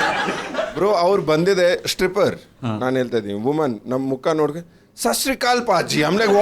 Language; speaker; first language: Kannada; non-native, learner; Punjabi